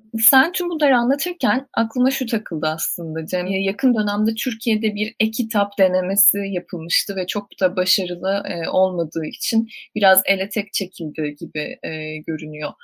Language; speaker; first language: Turkish; native; Turkish